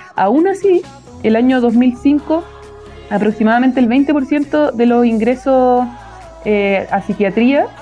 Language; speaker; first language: Spanish; native; Spanish